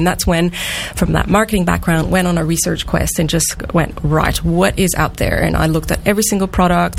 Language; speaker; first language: English; non-native, fluent; French